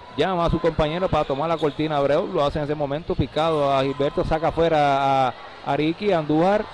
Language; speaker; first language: Spanish; native; Spanish